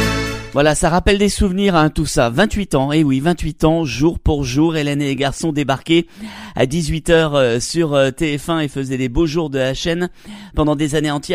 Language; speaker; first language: French; native; French